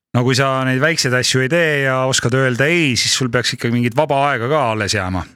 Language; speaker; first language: Estonian; native; Estonian